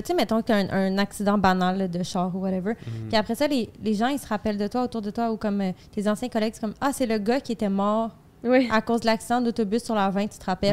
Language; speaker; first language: French; native; French